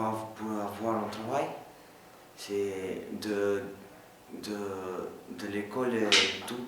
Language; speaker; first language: French; non-native, learner; Albanian